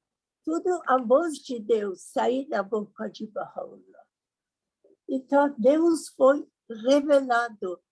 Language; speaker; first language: Portuguese; non-native, learner; Persian